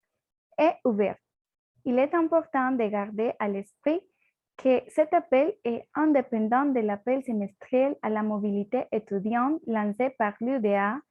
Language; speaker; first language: French; non-native, learner; Spanish